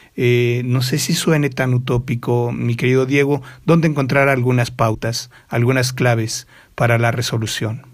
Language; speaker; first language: Spanish; native; Spanish